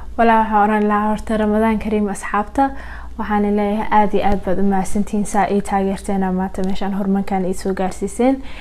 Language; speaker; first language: Somali; early bilingual, heritage; Somali